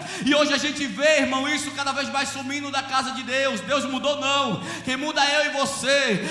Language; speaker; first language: Portuguese; native; Portuguese